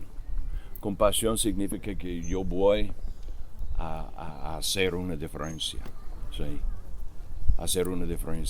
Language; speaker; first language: Spanish; non-native, fluent; English